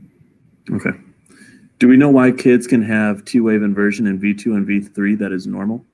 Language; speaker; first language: English; native; English